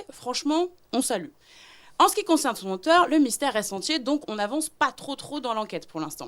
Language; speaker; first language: French; native; French